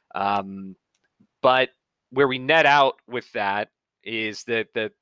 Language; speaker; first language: English; native; English